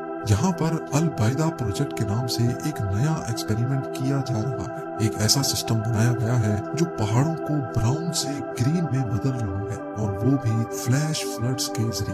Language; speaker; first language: Urdu; native; Urdu